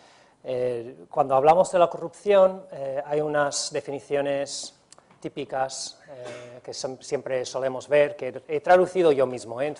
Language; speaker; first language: Spanish; non-native, fluent; English